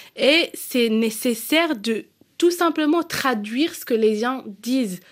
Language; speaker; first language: French; non-native, fluent; Hebrew